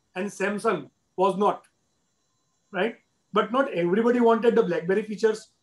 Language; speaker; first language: English; non-native, local second language; Gujarati